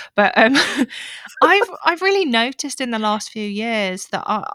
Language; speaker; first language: English; native; English